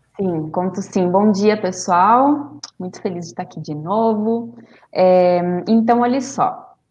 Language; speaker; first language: Portuguese; non-native, fluent; Spanish